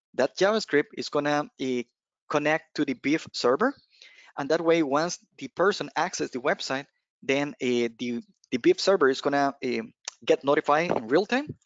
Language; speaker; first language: English; non-native, fluent; Spanish